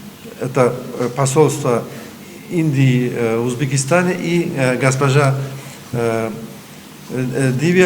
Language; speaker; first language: Russian; non-native, local second language; Uzbek